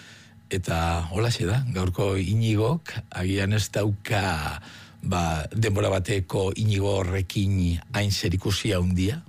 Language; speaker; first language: Basque; native; Basque